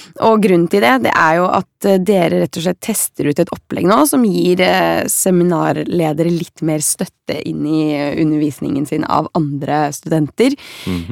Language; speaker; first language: Norwegian; native; Norwegian